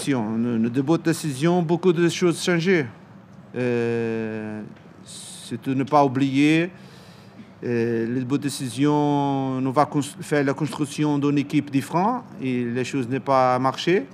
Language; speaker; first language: French; non-native, learner; Portuguese